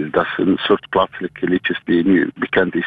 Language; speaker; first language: Dutch; non-native, fluent; Arabic